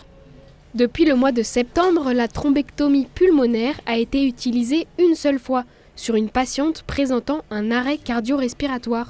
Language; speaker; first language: French; native; French